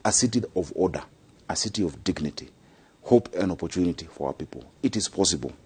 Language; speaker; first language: English; non-native, local second language; Swahili